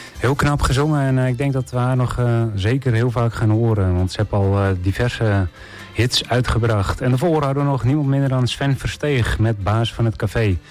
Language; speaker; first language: Dutch; native; Dutch